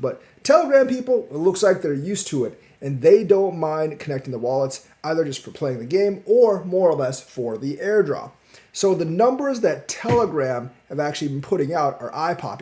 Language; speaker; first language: English; native; English